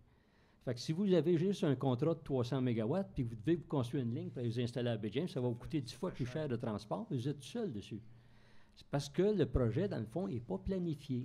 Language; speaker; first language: French; native; French